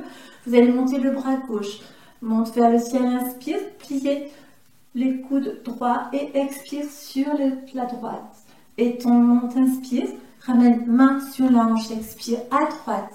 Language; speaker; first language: French; native; French